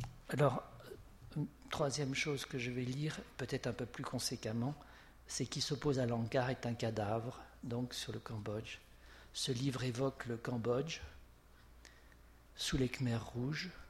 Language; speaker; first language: French; native; French